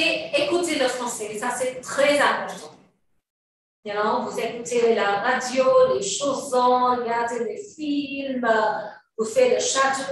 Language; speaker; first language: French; non-native, fluent; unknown